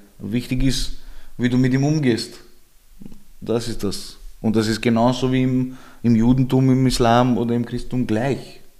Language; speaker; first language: German; early bilingual, other home language; Georgian